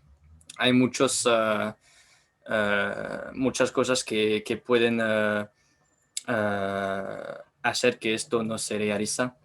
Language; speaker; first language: Spanish; non-native, learner; French